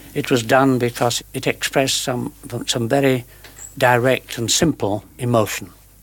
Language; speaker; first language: English; native; English